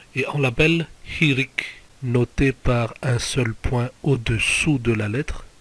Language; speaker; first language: French; native; French